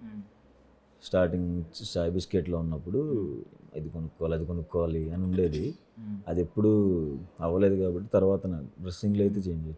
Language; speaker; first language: Telugu; native; Telugu